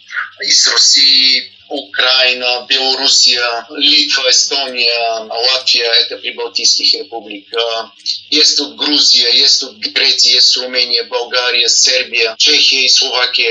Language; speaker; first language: Russian; non-native, learner; Bulgarian